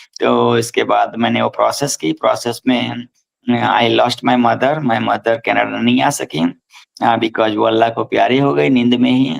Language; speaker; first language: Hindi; non-native, local second language; Gujarati